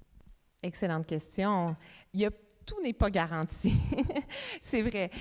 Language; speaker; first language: French; native; French